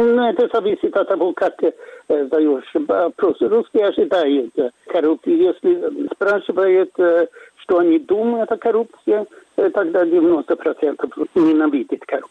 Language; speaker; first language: Russian; non-native, fluent; Swedish